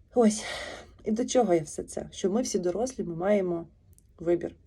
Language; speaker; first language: Ukrainian; native; Ukrainian